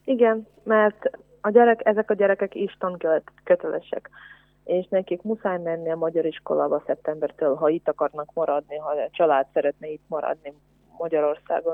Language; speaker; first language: Hungarian; non-native, fluent; Ukrainian